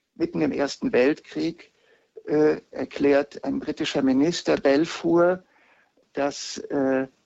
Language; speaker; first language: German; native; German